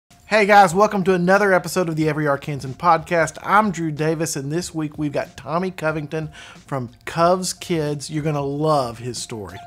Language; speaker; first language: English; native; English